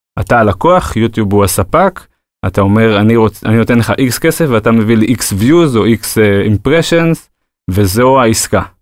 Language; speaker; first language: Hebrew; native; Hebrew